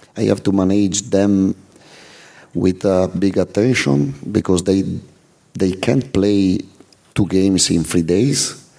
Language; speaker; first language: English; non-native, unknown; Italian